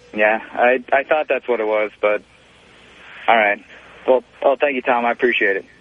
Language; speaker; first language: English; native; English